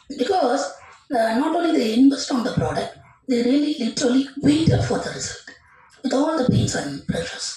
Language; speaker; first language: Tamil; native; Tamil